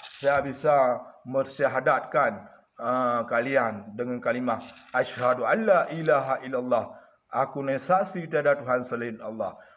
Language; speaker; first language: Malay; non-native, local second language; Achinese